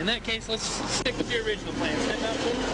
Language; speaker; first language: English; native; English